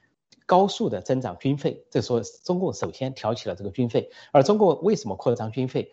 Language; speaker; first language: Chinese; native; Chinese